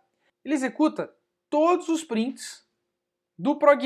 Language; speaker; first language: Portuguese; native; Portuguese